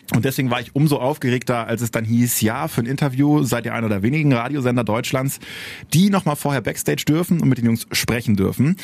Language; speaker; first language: German; native; German